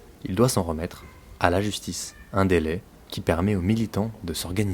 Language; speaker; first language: French; native; French